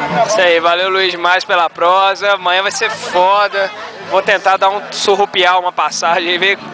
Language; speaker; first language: Portuguese; native; Portuguese